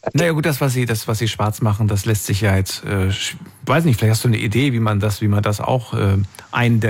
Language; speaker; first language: German; native; German